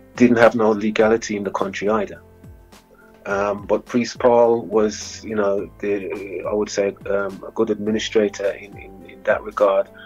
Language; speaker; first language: English; native; English